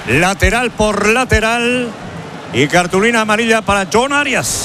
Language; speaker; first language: Spanish; native; Spanish